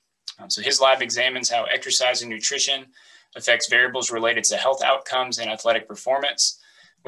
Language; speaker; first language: English; native; English